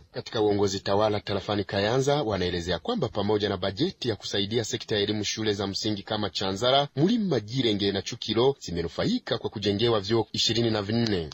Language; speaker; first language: Swahili; non-native, local second language; Rundi